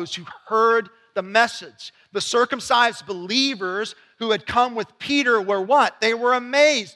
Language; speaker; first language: English; native; English